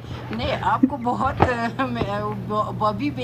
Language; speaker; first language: Hindi; non-native, learner; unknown